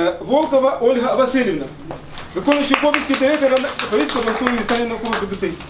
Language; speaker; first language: Ukrainian; non-native, fluent; Arabic